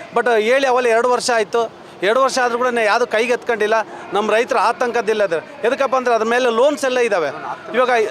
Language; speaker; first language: Kannada; native; Kannada